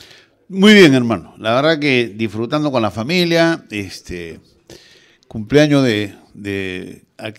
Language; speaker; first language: Spanish; native; Spanish